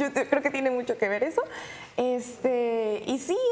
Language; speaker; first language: Spanish; native; Spanish